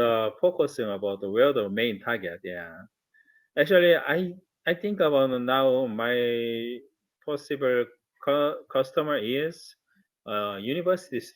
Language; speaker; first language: English; non-native, learner; Korean